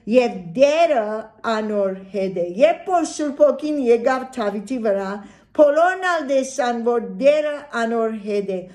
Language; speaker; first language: Armenian; early bilingual, heritage; Armenian